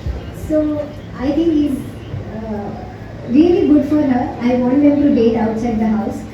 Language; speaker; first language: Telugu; non-native, learner; Hindi